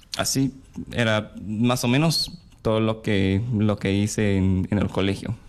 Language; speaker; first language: Spanish; non-native, fluent; English